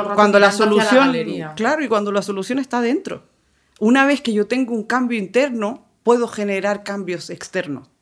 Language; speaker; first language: Spanish; native; Spanish